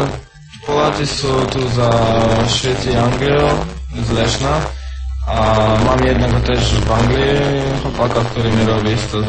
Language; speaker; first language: Polish; non-native, learner; Croatian